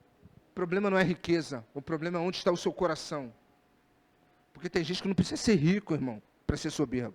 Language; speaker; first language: Portuguese; native; Portuguese